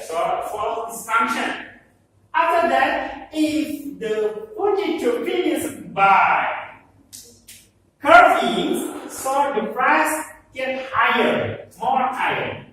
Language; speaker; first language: English; non-native, learner; Indonesian